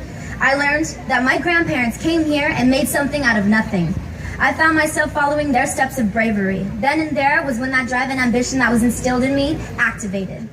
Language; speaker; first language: English; native; English